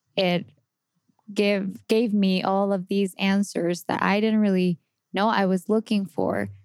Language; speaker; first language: English; non-native, fluent; Spanish